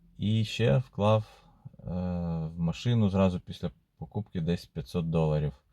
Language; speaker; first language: Ukrainian; non-native, local second language; Russian